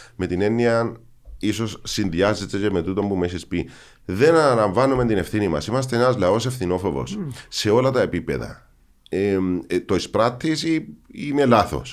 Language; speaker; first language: Greek; native; Greek